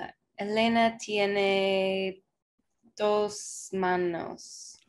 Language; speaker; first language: Spanish; non-native, learner; English